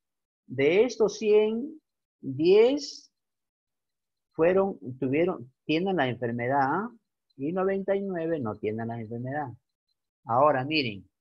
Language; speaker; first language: Spanish; native; Spanish